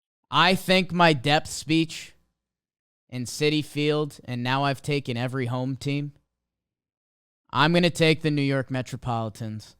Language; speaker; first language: English; native; English